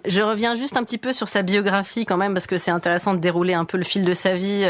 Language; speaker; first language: French; native; French